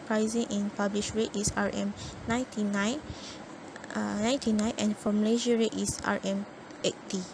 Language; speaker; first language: English; non-native, local second language; Malay